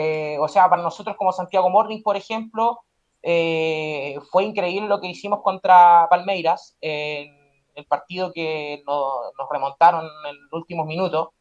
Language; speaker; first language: Spanish; native; Spanish